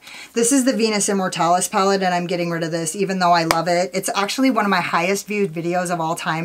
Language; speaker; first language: English; native; English